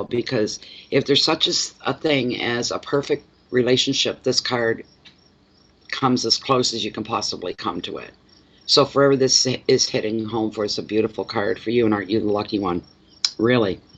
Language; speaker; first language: English; native; English